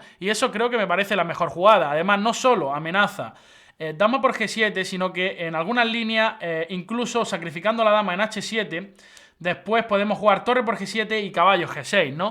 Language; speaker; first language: Spanish; native; Spanish